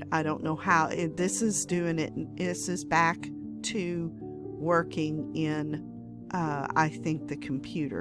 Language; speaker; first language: English; native; English